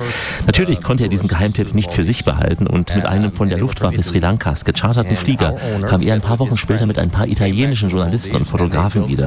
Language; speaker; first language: German; native; German